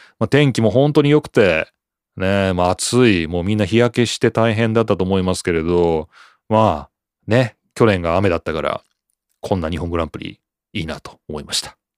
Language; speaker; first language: Japanese; native; Japanese